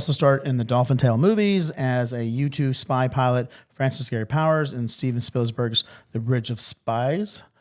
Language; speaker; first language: English; native; English